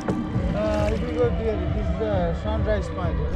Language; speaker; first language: English; non-native, learner; Nepali